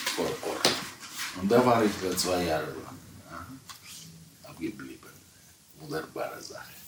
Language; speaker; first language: German; non-native, fluent; Russian